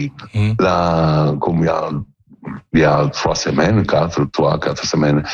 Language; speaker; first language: French; non-native, learner; Italian